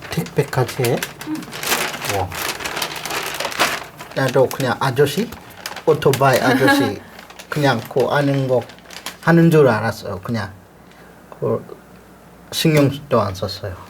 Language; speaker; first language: Korean; non-native, learner; English